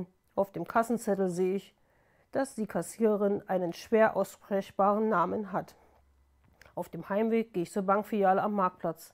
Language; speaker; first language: German; native; German